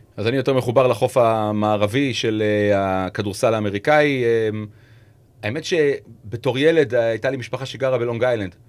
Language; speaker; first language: Hebrew; native; Hebrew